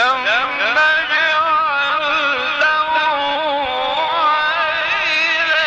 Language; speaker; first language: Arabic; native; Arabic